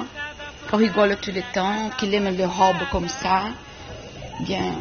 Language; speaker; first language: French; non-native, learner; Portuguese